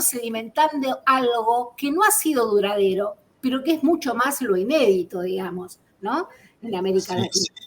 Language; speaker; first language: Spanish; native; Spanish